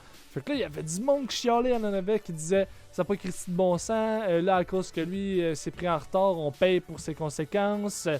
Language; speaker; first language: French; native; French